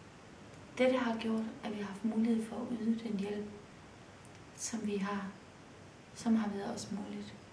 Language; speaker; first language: Danish; early bilingual, other home language; Kurdish